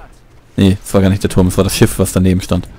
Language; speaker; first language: German; native; German